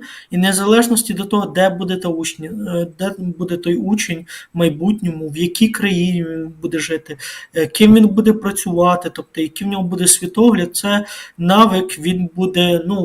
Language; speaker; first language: Ukrainian; native; Ukrainian